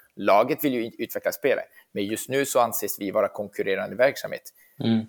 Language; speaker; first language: Swedish; early bilingual, heritage; Swedish